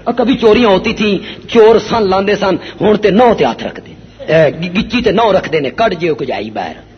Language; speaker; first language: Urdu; non-native, local second language; Punjabi